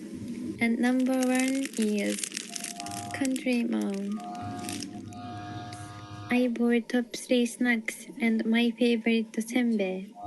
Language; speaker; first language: English; non-native, learner; Japanese